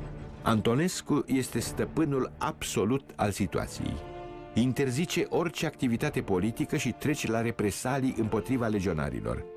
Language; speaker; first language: Romanian; native; Romanian